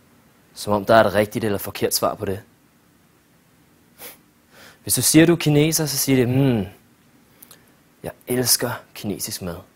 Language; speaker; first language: Danish; early bilingual, other home language; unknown